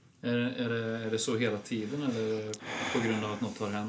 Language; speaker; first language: Swedish; non-native, fluent; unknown